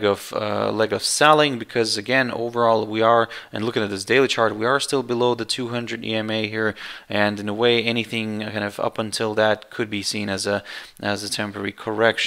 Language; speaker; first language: English; non-native, fluent; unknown